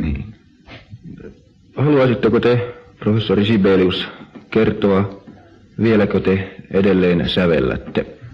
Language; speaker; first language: Finnish; native; Finnish